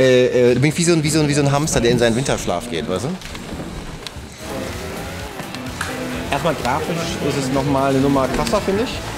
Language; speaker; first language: German; native; German